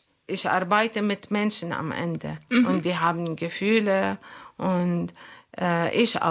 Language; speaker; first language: German; non-native, learner; Arabic